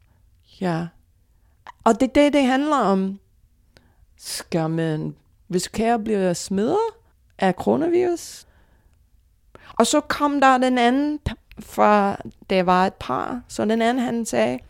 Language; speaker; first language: Danish; non-native, fluent; English